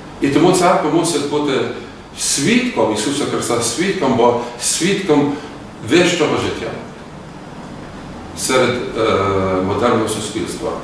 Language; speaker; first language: Ukrainian; early bilingual, heritage; Ukrainian